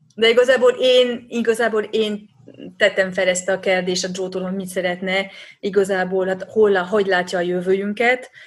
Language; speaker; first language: Hungarian; non-native, fluent; French